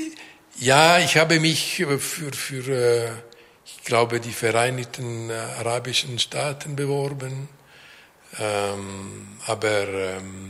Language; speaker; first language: German; non-native, local second language; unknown